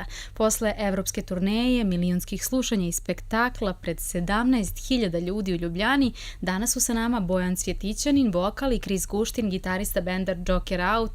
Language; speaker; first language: Serbian; native; Serbian